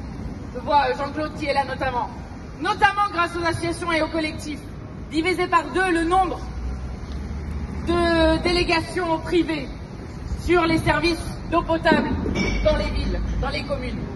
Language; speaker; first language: French; native; French